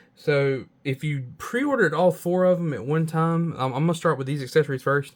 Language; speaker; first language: English; native; English